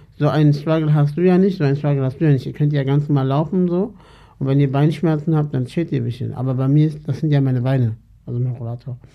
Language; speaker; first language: German; early bilingual, other home language; Turkish